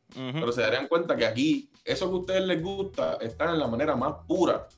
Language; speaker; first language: Spanish; native; Spanish